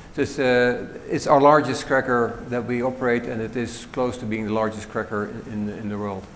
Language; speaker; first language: English; non-native, fluent; Dutch